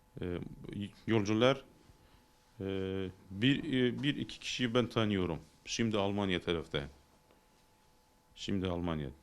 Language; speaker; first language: Turkish; non-native, learner; Persian